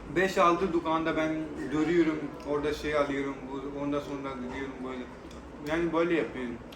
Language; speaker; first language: Turkish; non-native, learner; Urdu